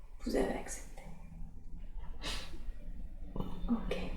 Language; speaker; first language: French; native; French